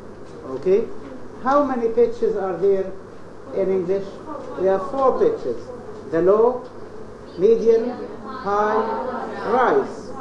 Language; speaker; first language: English; non-native, fluent; Arabic